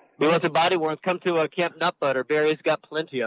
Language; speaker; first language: English; native; English